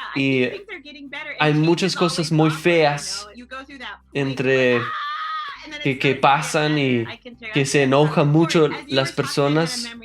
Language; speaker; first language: Spanish; non-native, fluent; English